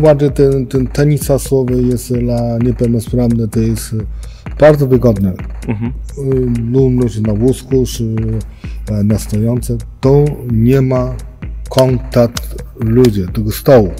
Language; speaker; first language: Polish; non-native, learner; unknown